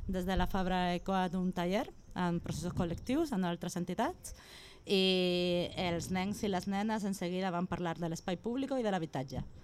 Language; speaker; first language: Catalan; non-native, local second language; Spanish